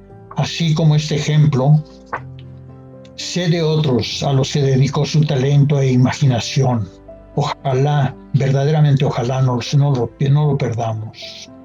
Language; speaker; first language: Spanish; native; Spanish